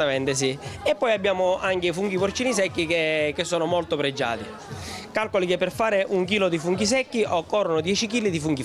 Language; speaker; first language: Italian; native; Italian